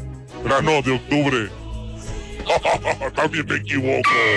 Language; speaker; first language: Spanish; native; Spanish